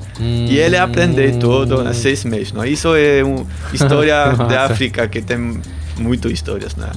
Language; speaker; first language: Portuguese; non-native, learner; German